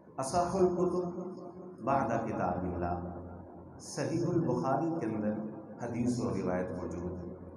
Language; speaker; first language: Urdu; non-native, local second language; Punjabi